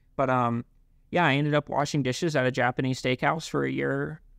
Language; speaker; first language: English; native; English